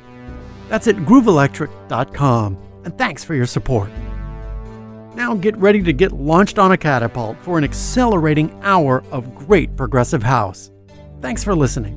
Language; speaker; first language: English; native; English